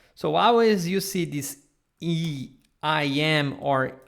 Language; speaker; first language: English; non-native, fluent; Portuguese